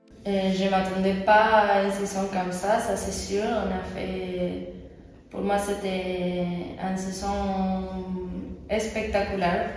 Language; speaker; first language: French; non-native, fluent; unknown